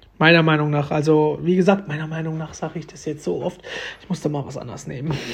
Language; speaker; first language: German; early bilingual, other home language; Romanian